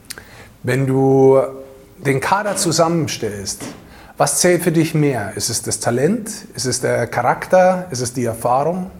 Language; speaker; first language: German; native; German